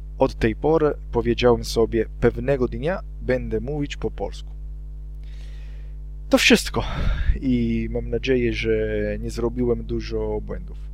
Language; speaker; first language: Polish; non-native, learner; Italian